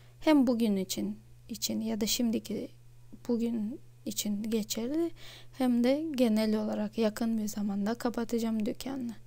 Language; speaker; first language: Turkish; non-native, fluent; Russian